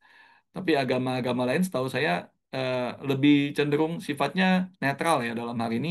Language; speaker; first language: Indonesian; native; Indonesian